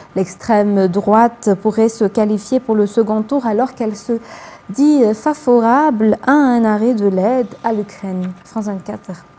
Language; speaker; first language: French; non-native, local second language; Malagasy